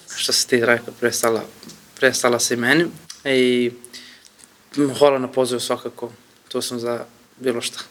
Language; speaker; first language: Serbian; non-native, learner; Kurdish